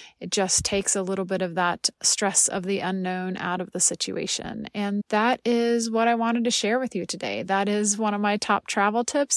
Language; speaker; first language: English; native; English